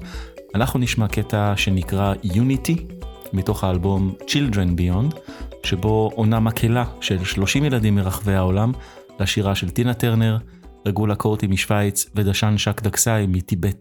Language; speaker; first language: Hebrew; native; Hebrew